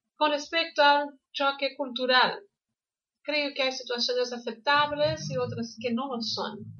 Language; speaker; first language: Spanish; non-native, fluent; Portuguese